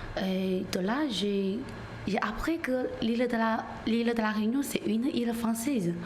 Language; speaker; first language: French; non-native, learner; Chinese